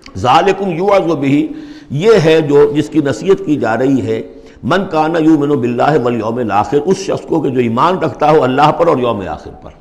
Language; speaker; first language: Urdu; native; Urdu